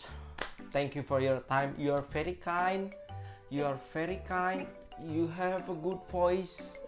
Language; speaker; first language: English; non-native, learner; Indonesian